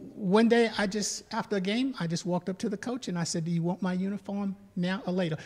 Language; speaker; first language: English; native; English